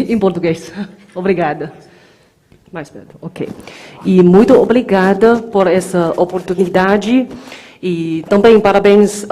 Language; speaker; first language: Portuguese; non-native, fluent; Chinese